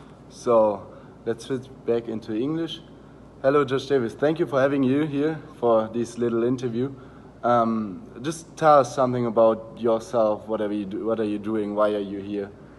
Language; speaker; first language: English; non-native, fluent; German